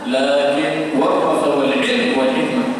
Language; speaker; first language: Arabic; native; Arabic